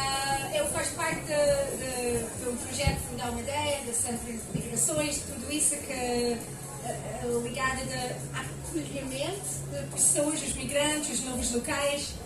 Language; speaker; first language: Portuguese; non-native, fluent; English